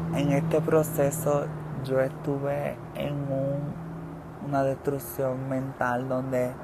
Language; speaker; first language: Spanish; early bilingual, other home language; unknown